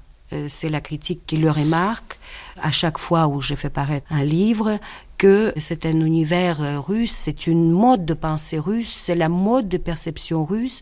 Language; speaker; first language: French; non-native, fluent; Russian